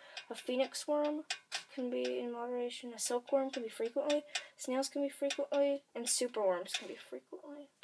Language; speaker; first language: English; native; English